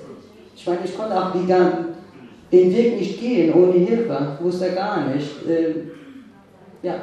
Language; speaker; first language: German; non-native, fluent; Kurdish